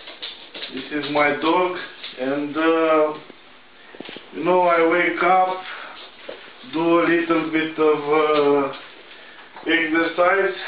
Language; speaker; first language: English; non-native, learner; Romanian